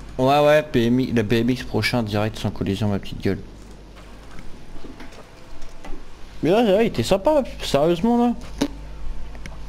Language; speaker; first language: French; native; French